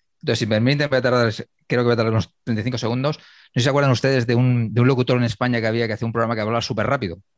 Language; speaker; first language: Spanish; native; Spanish